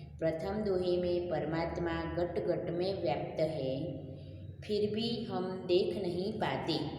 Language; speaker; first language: Hindi; non-native, local second language; Gujarati